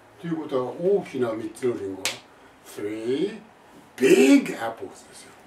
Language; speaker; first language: Japanese; native; Japanese